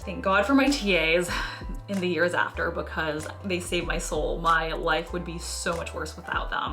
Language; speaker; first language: English; early bilingual, other home language; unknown